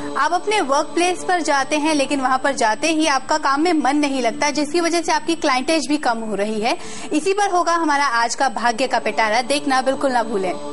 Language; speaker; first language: Hindi; native; Hindi